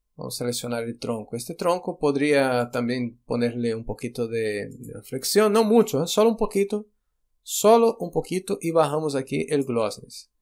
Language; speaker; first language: Spanish; non-native, fluent; Portuguese